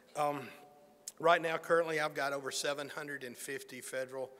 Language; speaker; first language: English; native; English